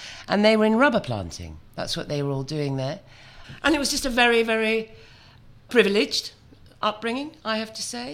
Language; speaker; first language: English; native; English